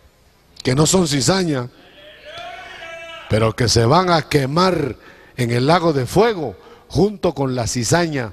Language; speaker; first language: Spanish; native; Spanish